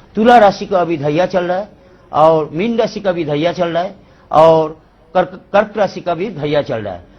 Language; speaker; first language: Hindi; non-native, local second language; Bangla